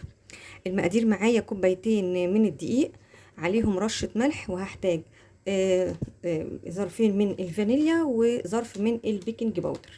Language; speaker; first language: Arabic; native; Arabic